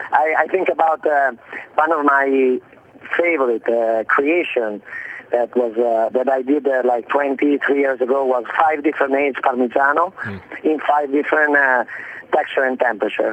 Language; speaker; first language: English; non-native, fluent; Italian